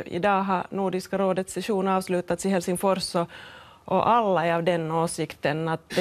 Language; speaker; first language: Swedish; native; Swedish